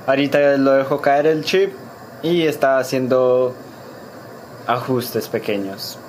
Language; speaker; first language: Spanish; early bilingual, heritage; Spanish